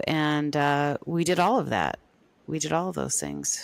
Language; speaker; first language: English; native; English